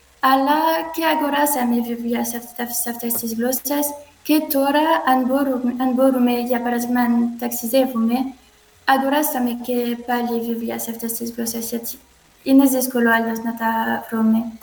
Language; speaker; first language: Greek; non-native, learner; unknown